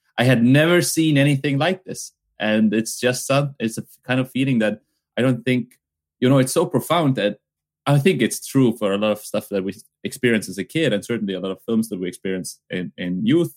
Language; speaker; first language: English; non-native, fluent; Estonian